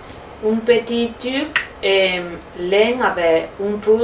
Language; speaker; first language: French; non-native, learner; Spanish